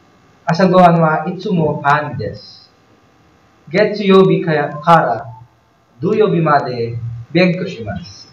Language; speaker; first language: Japanese; non-native, learner; Filipino